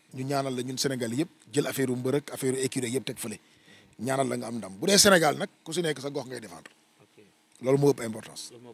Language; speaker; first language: Wolof; native; Wolof